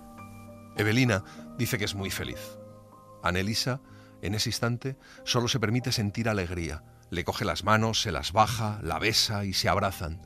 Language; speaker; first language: Spanish; native; Spanish